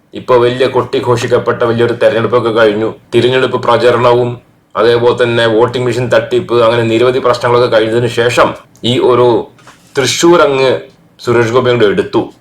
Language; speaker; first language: Malayalam; native; Malayalam